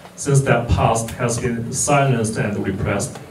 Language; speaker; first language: English; non-native, fluent; Korean